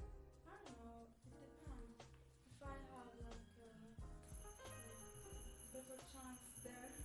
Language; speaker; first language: English; non-native, learner; Arabic